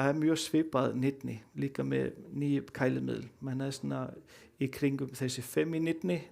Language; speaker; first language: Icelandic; non-native, learner; Danish